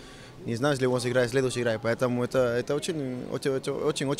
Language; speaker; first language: Russian; non-native, learner; Spanish